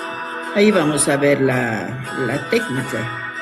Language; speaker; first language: Spanish; native; Spanish